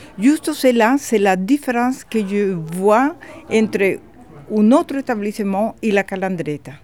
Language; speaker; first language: French; non-native, fluent; Spanish